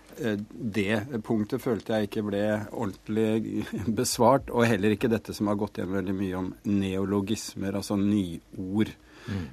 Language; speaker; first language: Norwegian; native; Norwegian